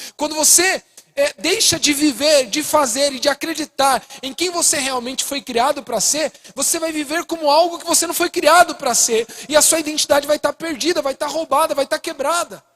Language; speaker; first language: Portuguese; early bilingual, other home language; Spanish